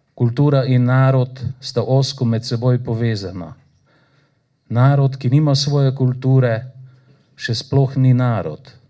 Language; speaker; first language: Slovenian; native; Slovenian